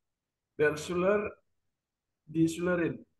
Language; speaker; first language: German; non-native, learner; Indonesian